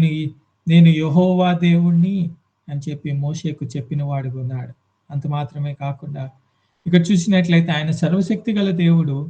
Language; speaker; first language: Telugu; native; Telugu